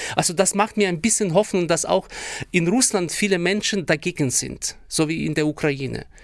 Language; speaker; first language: German; non-native, fluent; Ukrainian